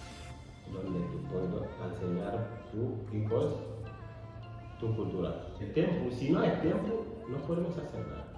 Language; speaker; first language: Spanish; non-native, learner; Fula